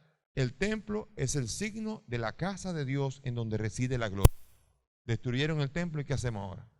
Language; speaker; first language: Spanish; native; Spanish